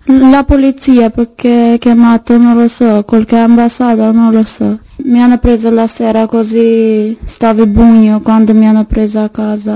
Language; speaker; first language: Italian; non-native, learner; Albanian